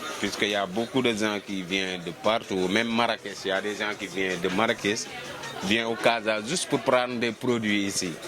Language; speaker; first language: French; non-native, local second language; Wolof